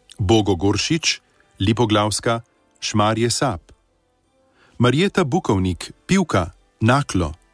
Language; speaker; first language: Slovenian; native; Slovenian